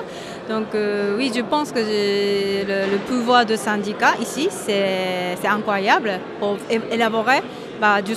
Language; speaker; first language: French; non-native, fluent; Japanese